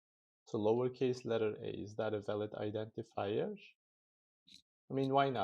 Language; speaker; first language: English; non-native, fluent; Turkish